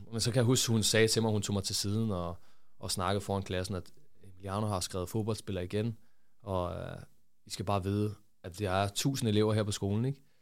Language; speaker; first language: Danish; early bilingual, other home language; Portuguese